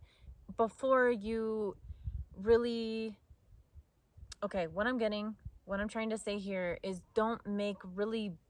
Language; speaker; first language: English; native; English